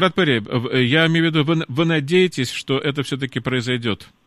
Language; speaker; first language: Russian; non-native, fluent; English